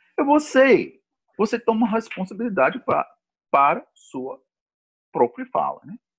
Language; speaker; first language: Portuguese; non-native, fluent; English